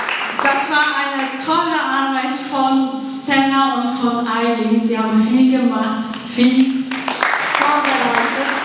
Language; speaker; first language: German; non-native, fluent; Kurdish